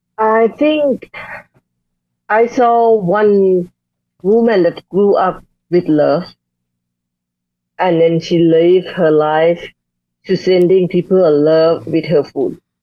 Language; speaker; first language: English; non-native, learner; Thai